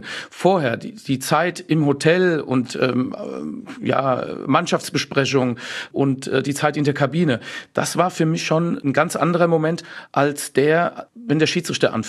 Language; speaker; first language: German; native; German